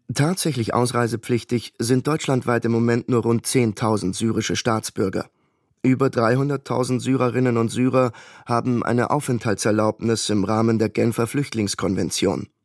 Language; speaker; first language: German; native; German